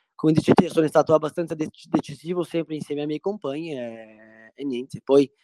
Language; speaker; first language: Italian; non-native, fluent; Portuguese